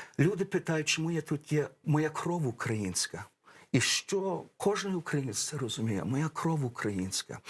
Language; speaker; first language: Ukrainian; early bilingual, heritage; English